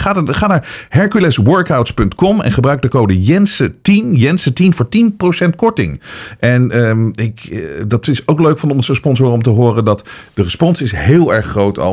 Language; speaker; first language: Dutch; native; Dutch